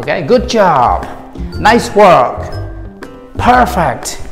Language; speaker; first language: English; non-native, fluent; Khmer